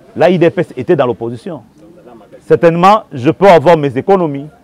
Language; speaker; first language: French; non-native, local second language; Lingala